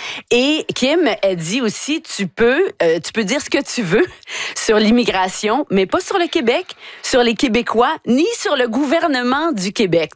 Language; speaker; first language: French; native; French